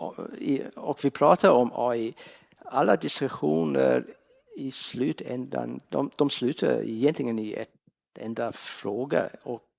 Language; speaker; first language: Swedish; non-native, fluent; English